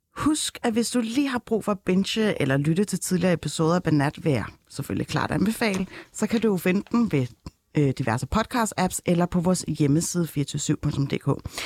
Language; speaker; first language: Danish; early bilingual, other home language; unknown